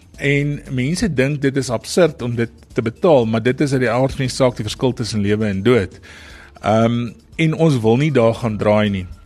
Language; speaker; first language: Afrikaans; native; Afrikaans